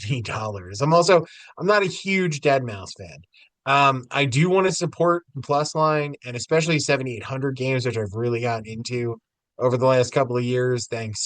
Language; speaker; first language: English; native; English